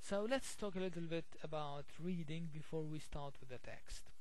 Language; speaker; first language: English; non-native, fluent; Arabic